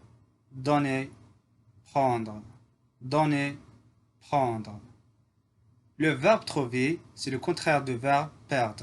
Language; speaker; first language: French; non-native, fluent; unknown